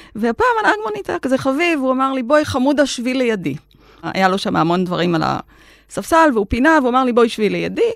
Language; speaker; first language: Hebrew; native; Hebrew